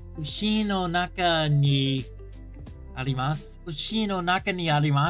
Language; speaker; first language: Japanese; non-native, learner; English